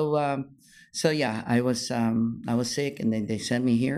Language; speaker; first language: English; non-native, local second language; Filipino